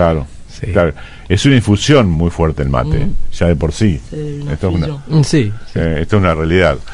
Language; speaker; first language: Spanish; native; Spanish